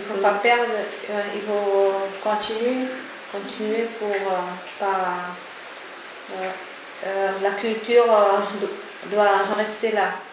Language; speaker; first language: French; early bilingual, other home language; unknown